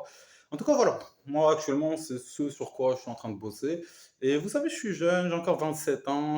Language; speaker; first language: French; native; French